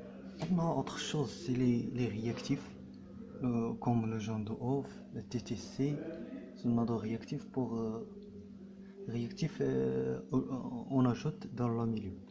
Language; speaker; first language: French; non-native, learner; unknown